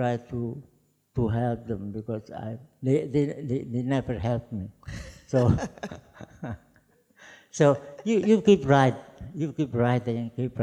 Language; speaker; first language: English; non-native, fluent; Javanese